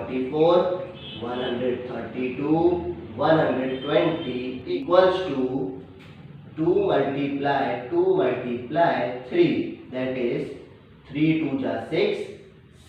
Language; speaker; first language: English; non-native, local second language; Hindi